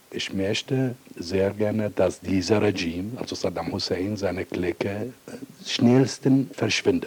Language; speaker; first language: German; non-native, fluent; Arabic